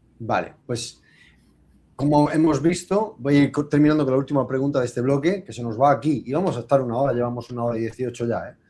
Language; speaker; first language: Spanish; native; Spanish